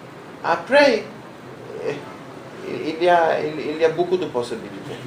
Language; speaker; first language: French; non-native, learner; Hebrew